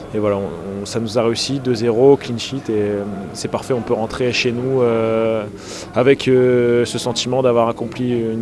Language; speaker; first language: French; native; French